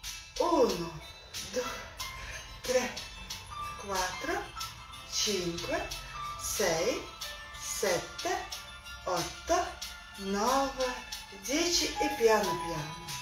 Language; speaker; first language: Italian; non-native, learner; Russian